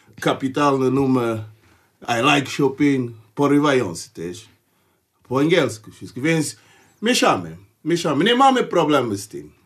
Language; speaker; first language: Polish; non-native, fluent; Portuguese